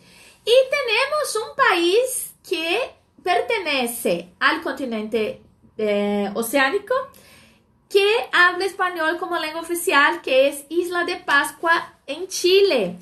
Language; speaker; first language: Spanish; non-native, fluent; Portuguese